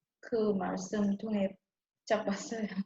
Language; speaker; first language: Korean; non-native, learner; Khmer